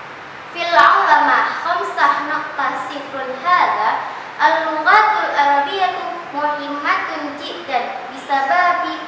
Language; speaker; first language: Arabic; non-native, learner; Indonesian